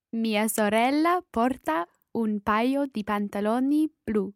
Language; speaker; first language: Italian; non-native, learner; English